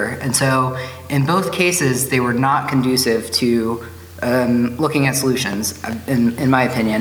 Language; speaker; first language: English; native; English